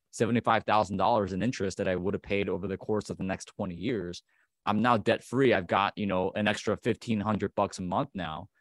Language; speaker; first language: English; native; English